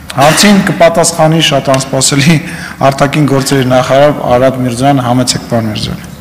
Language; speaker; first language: Armenian; native; Armenian